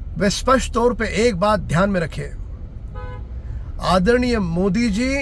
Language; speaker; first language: Hindi; non-native, local second language; Marathi